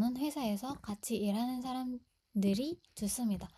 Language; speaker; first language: Korean; non-native, fluent; Indonesian